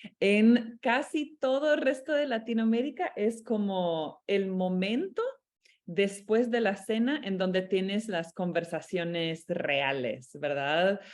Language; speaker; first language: Spanish; non-native, fluent; Romanian